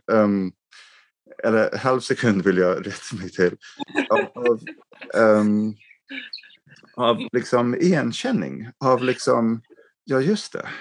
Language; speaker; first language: Swedish; non-native, fluent; English